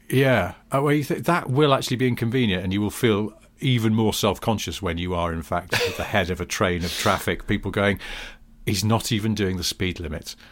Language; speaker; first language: English; native; English